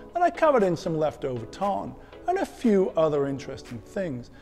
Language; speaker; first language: English; native; English